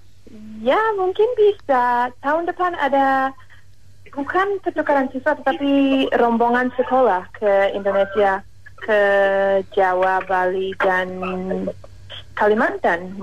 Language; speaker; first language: Indonesian; non-native, fluent; English